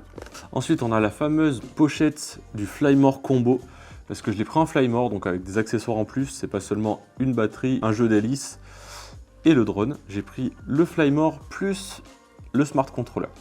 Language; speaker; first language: French; native; French